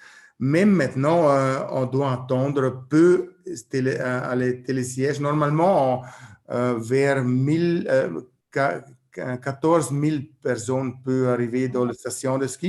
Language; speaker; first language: French; non-native, learner; German